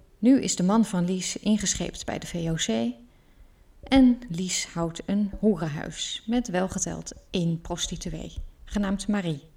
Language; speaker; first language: Dutch; native; Dutch